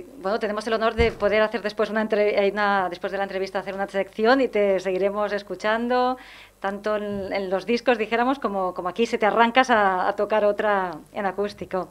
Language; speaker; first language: Spanish; native; Spanish